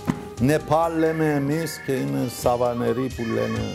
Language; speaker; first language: Greek; non-native, fluent; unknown